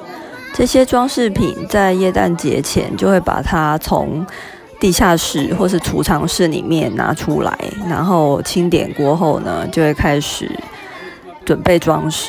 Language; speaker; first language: Chinese; native; Chinese